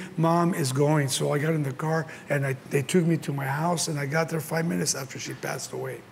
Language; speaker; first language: English; early bilingual, other home language; Spanish